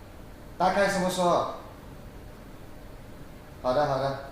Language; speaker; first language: Chinese; non-native, fluent; Morisyen